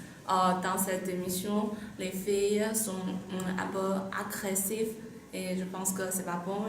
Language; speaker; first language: French; non-native, learner; Chinese